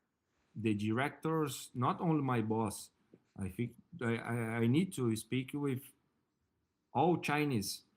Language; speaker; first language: English; non-native, learner; Portuguese